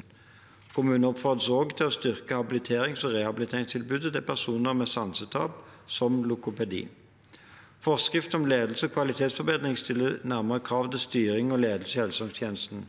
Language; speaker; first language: Norwegian; native; Norwegian